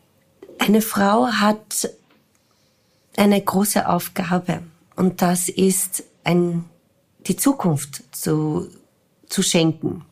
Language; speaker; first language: German; non-native, fluent; Portuguese